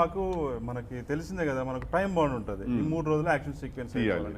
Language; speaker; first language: Telugu; native; Telugu